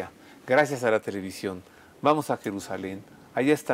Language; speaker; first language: Spanish; native; Spanish